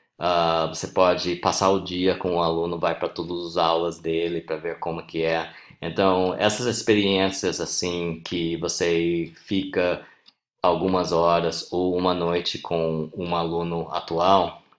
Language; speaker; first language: Portuguese; non-native, fluent; English